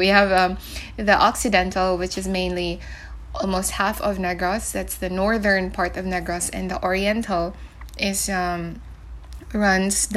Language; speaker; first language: English; non-native, local second language; Cebuano